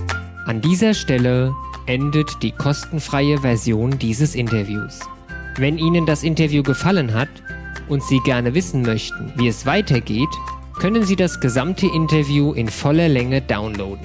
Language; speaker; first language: German; native; German